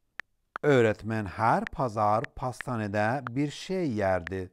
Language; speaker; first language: Turkish; non-native, learner; Central Kurdish